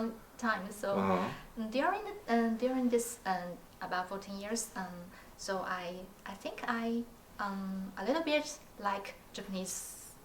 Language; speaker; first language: English; non-native, learner; Chinese